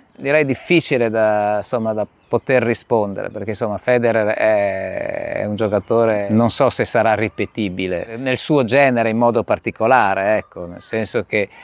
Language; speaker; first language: Italian; native; Italian